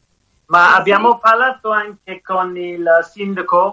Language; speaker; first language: Italian; non-native, learner; English